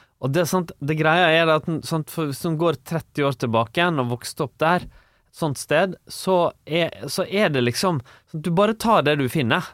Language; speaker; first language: Norwegian; native; Norwegian